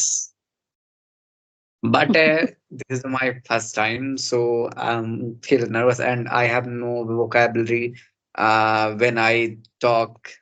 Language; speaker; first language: English; non-native, learner; Hindi